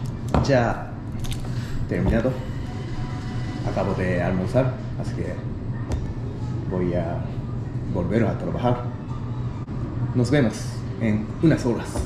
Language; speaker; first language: Spanish; non-native, learner; Japanese